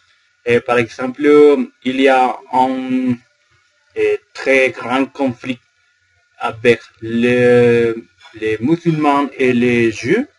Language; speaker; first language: French; non-native, learner; Spanish